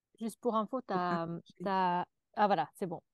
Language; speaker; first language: French; native; French